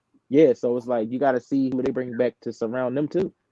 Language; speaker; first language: English; native; English